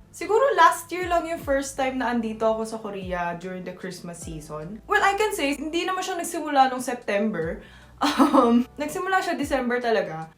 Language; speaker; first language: Filipino; native; Filipino